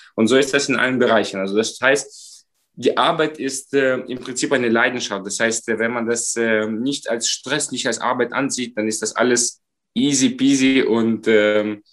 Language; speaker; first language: German; non-native, fluent; Romanian